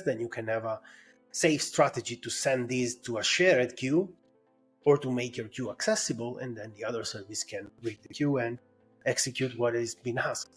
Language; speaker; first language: English; non-native, fluent; Italian